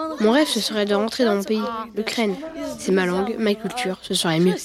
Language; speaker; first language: French; non-native, learner; Ukrainian